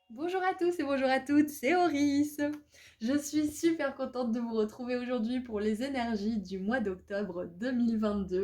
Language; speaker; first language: French; native; French